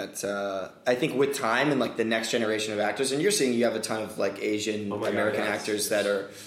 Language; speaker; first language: English; native; English